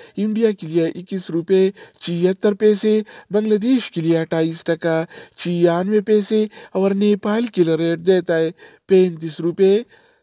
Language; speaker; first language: Urdu; non-native, local second language; Pashto